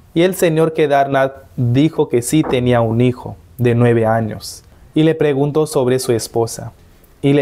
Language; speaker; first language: Spanish; non-native, fluent; Hindi